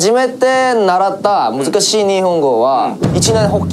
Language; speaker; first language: Japanese; non-native, learner; Korean